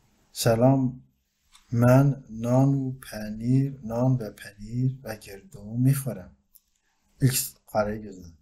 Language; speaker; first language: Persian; non-native, fluent; Turkish